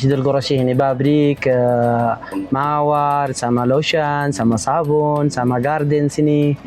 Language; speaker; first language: Indonesian; non-native, learner; Arabic